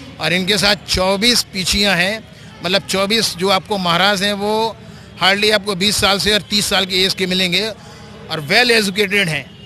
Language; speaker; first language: Hindi; native; Hindi